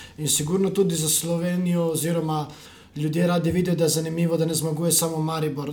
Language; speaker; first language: Slovenian; native; Slovenian